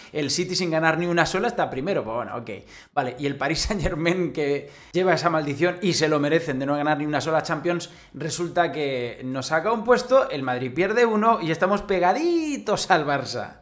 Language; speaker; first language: Spanish; native; Spanish